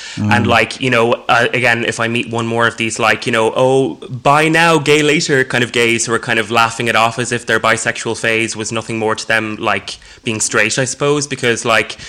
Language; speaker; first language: English; native; English